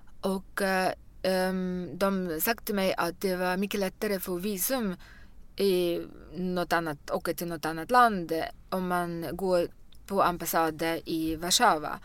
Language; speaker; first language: Swedish; non-native, fluent; Russian